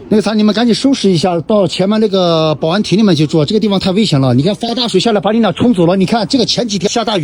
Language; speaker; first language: Chinese; native; Chinese